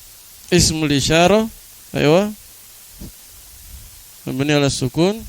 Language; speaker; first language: Arabic; non-native, fluent; Indonesian